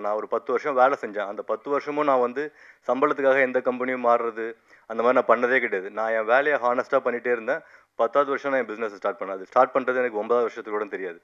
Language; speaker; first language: Tamil; native; Tamil